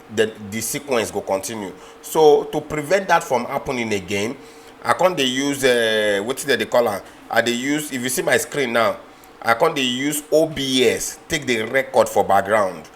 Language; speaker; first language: Nigerian Pidgin; native; Nigerian Pidgin